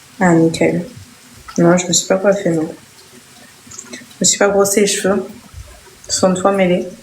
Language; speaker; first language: French; native; French